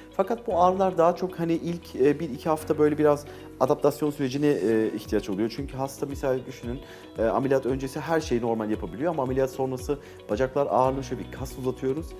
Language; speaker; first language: Turkish; early bilingual, heritage; Turkish